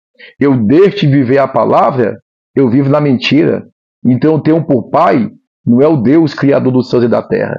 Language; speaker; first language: Portuguese; native; Portuguese